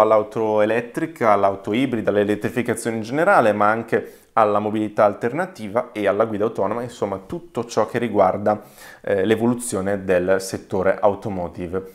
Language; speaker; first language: Italian; native; Italian